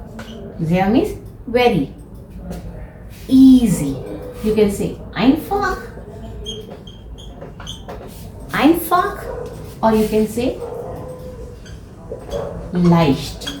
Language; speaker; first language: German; non-native, fluent; Hindi